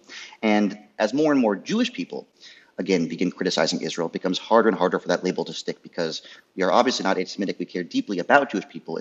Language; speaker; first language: English; native; English